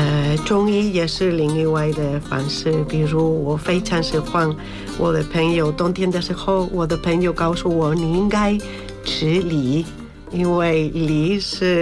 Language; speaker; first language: Chinese; non-native, fluent; Spanish